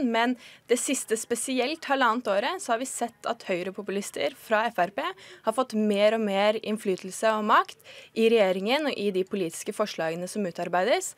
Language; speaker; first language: Norwegian; native; Norwegian